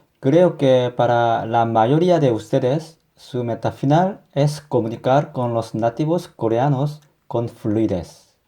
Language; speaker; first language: Spanish; non-native, fluent; Korean